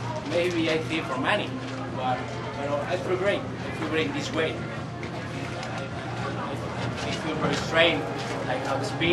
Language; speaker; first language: English; non-native, learner; Spanish